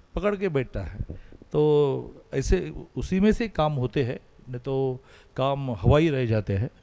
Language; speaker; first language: Hindi; non-native, local second language; Marathi